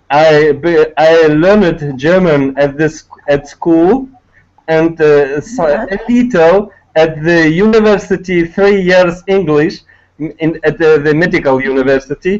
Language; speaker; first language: English; non-native, learner; Tatar